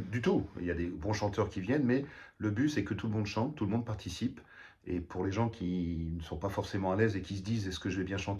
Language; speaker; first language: French; native; French